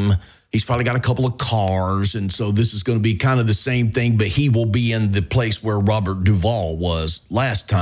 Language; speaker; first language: English; native; English